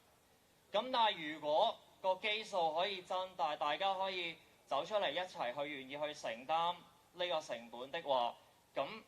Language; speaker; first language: Cantonese; native; Cantonese